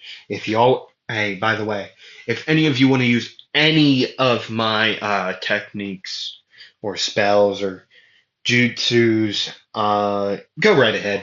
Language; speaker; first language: English; native; English